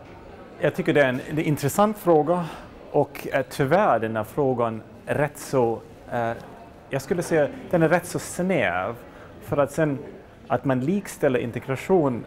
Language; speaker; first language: Swedish; non-native, fluent; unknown